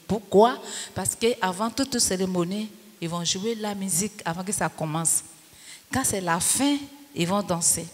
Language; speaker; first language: French; non-native, local second language; Baoulé